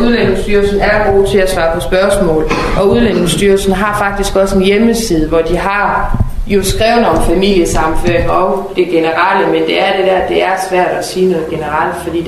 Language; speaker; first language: Danish; native; Danish